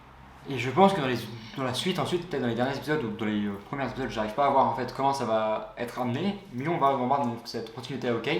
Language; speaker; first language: French; native; French